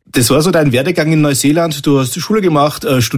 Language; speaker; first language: German; native; German